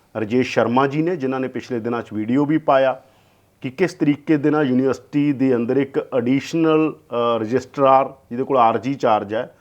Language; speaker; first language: Punjabi; native; Punjabi